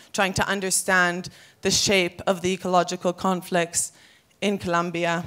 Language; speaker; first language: English; native; English